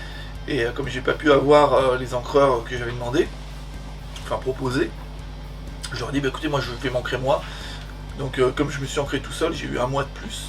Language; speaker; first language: French; native; French